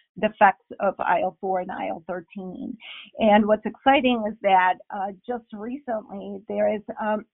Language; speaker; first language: English; non-native, fluent; Spanish